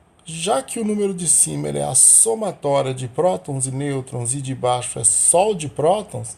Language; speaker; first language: Portuguese; native; Portuguese